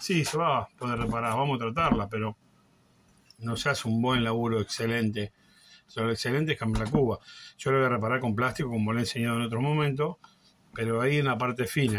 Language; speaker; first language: Spanish; native; Spanish